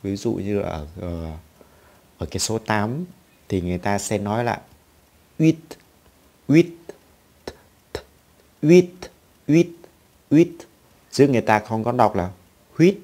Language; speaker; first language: Vietnamese; native; Vietnamese